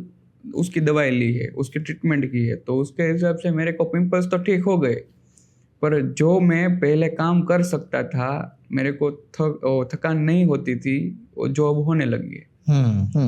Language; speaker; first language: Hindi; non-native, local second language; Gujarati